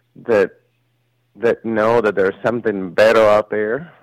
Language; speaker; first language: English; early bilingual, other home language; Spanish